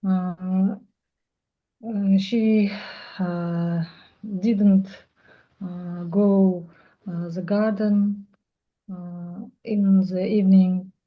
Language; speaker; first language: English; non-native, learner; Russian